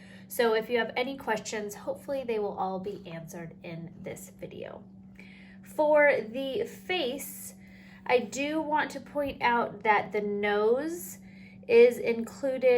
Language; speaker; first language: English; native; English